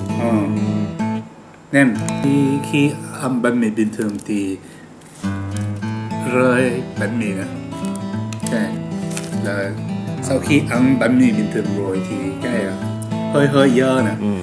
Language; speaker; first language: Vietnamese; non-native, learner; Japanese